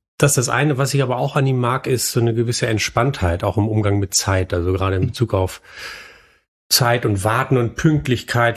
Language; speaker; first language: German; native; German